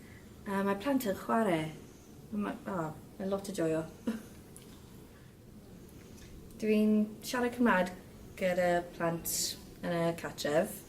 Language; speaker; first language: Welsh; non-native, learner; English